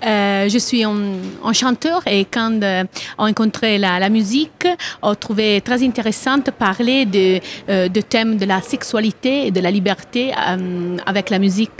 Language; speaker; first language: French; non-native, learner; Italian